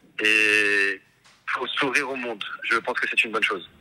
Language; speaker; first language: French; non-native, local second language; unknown